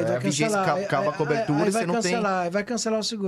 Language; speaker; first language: Portuguese; native; Portuguese